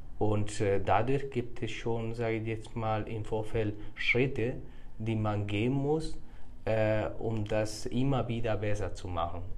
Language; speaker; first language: German; non-native, fluent; Spanish